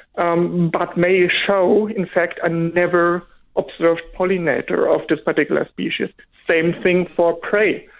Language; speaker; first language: English; non-native, fluent; German